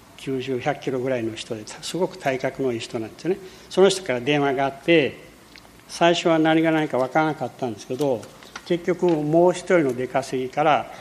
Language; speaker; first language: Japanese; early bilingual, heritage; Portuguese